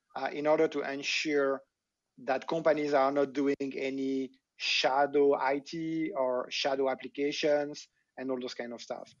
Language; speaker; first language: English; non-native, fluent; French